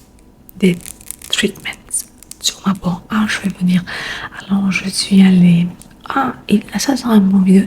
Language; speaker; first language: French; non-native, learner; Spanish